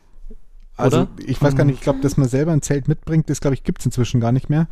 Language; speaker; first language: German; native; German